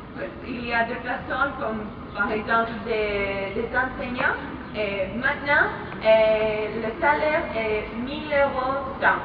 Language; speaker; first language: French; non-native, fluent; Greek